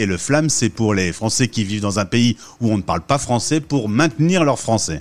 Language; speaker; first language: French; native; French